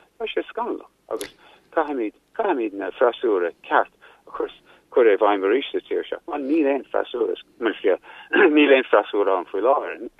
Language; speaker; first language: Irish; non-native, local second language; English